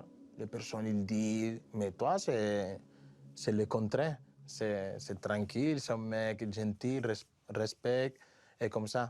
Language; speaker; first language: French; non-native, learner; Spanish